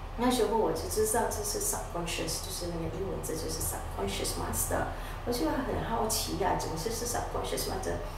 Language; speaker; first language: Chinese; non-native, local second language; Malay